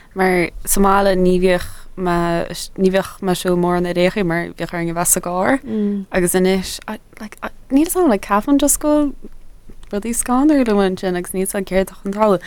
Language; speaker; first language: Irish; native; Irish